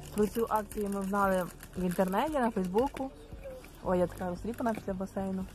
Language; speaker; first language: Ukrainian; native; Ukrainian